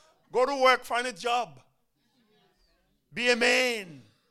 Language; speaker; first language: English; non-native, fluent; Haitian Creole